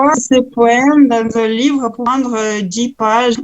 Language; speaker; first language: French; non-native, learner; Ukrainian